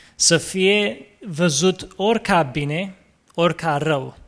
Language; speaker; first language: Romanian; early bilingual, heritage; Romanian